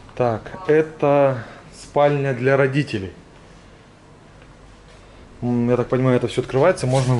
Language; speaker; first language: Russian; native; Russian